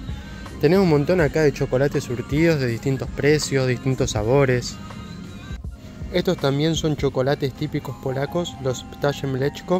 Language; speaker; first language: Spanish; native; Spanish